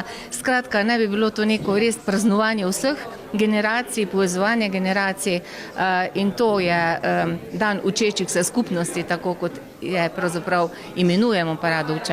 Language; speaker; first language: Slovenian; native; Slovenian